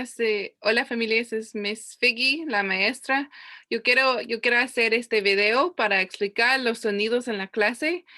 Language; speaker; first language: Spanish; non-native, learner; English